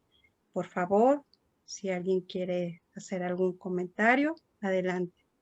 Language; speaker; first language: Spanish; native; Spanish